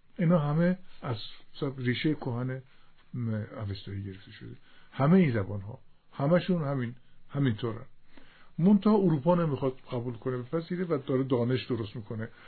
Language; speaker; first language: Persian; native; Persian